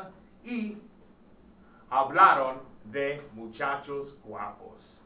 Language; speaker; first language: Spanish; non-native, fluent; English